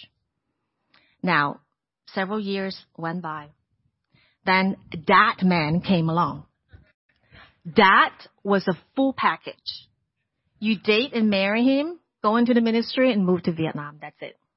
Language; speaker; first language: English; non-native, local second language; Cantonese